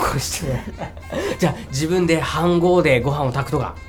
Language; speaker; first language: Japanese; native; Japanese